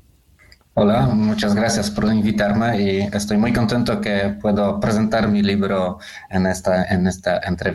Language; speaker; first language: Spanish; non-native, fluent; Polish